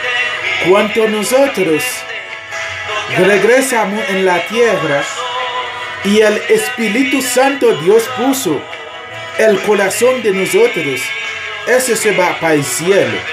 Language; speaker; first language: Spanish; non-native, learner; Haitian Creole